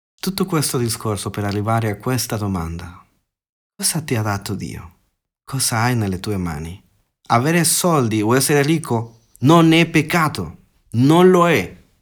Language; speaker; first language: Italian; non-native, fluent; Spanish